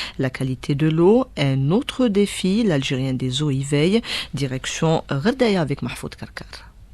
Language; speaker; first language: French; non-native, local second language; Arabic